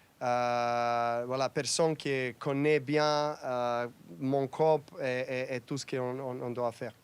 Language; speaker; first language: French; non-native, learner; Serbian